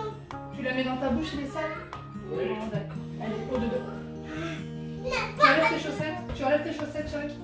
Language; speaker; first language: French; native; French